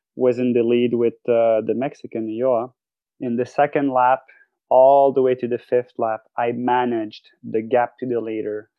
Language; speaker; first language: English; non-native, fluent; French